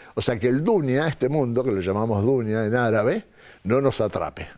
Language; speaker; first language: Spanish; native; Spanish